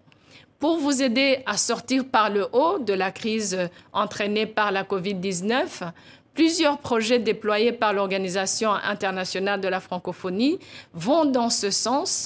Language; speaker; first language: French; non-native, local second language; Kinyarwanda